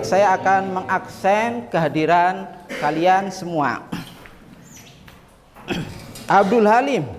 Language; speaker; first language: Indonesian; native; Indonesian